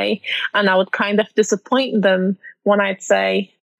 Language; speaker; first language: English; non-native, fluent; Arabic